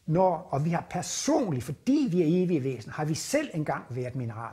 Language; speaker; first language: Danish; native; Danish